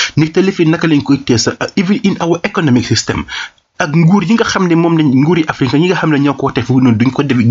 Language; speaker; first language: Wolof; non-native, local second language; Serer